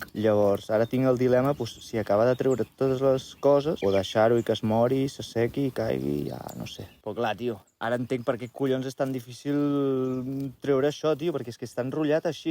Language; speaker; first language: Catalan; native; Catalan